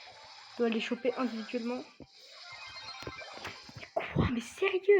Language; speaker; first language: French; native; French